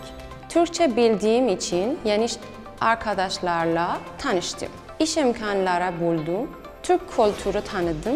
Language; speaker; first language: Turkish; non-native, learner; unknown